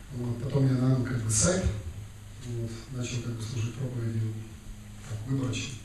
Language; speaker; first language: Russian; native; Russian